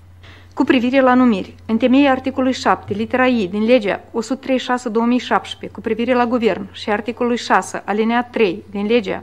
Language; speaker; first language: Romanian; native; Romanian